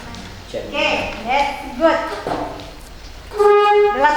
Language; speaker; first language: English; non-native, learner; Indonesian